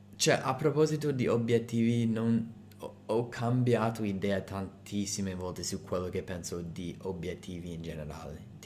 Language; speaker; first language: Italian; non-native, fluent; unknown